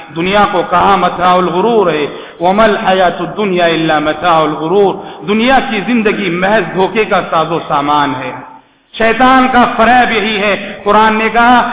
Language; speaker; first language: Urdu; native; Urdu